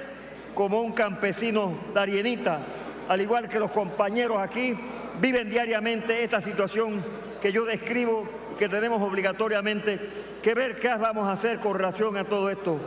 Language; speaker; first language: Spanish; native; Spanish